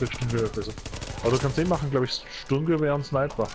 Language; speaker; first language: German; native; German